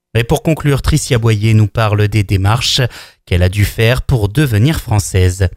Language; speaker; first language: French; native; French